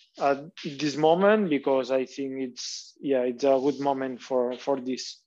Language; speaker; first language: English; non-native, learner; Catalan